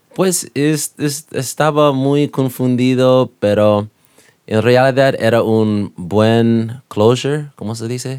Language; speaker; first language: Spanish; non-native, learner; English